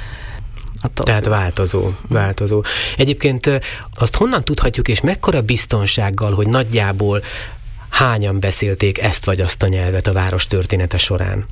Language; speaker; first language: Hungarian; native; Hungarian